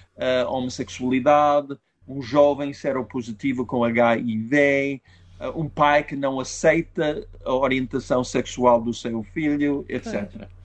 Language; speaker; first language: Portuguese; non-native, fluent; English